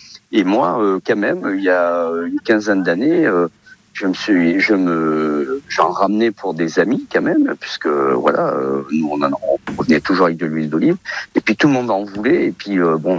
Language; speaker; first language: French; early bilingual, other home language; Portuguese